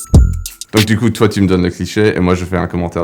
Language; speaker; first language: French; non-native, fluent; English